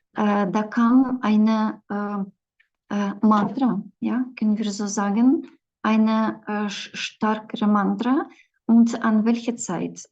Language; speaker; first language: German; non-native, fluent; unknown